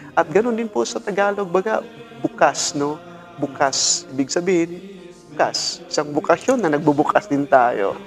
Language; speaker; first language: Filipino; non-native, local second language; Cebuano